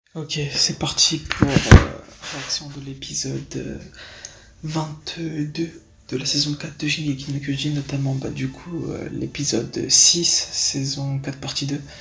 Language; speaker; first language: French; native; French